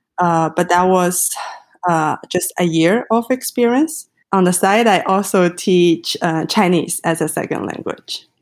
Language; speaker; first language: English; non-native, fluent; Chinese